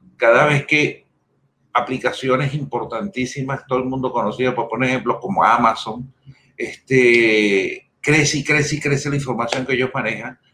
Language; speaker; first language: Spanish; native; Spanish